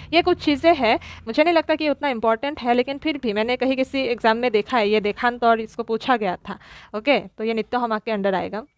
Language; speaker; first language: Hindi; non-native, local second language; Assamese